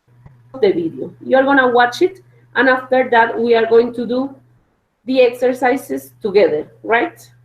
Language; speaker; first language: English; non-native, fluent; Spanish